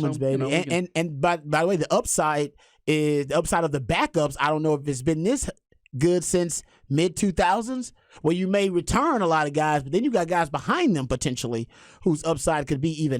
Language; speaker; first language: English; native; English